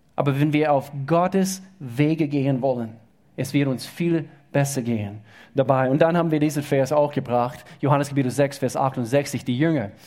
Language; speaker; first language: German; non-native, fluent; English